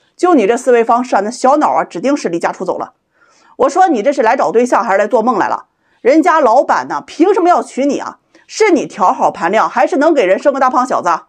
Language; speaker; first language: Chinese; native; Chinese